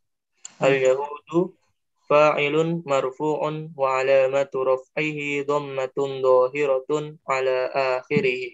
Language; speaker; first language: Arabic; non-native, learner; Indonesian